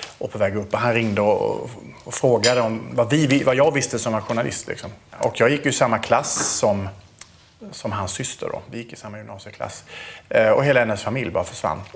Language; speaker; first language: Swedish; native; Swedish